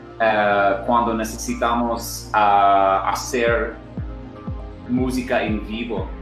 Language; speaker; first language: Spanish; non-native, learner; English